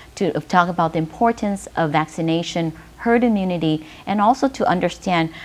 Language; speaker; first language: English; early bilingual, other home language; Vietnamese